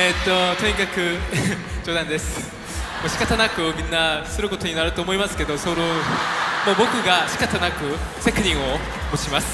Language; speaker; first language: Japanese; non-native, fluent; Korean